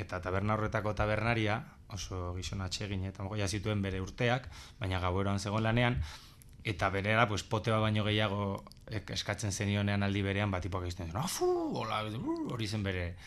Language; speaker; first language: Basque; non-native, local second language; Spanish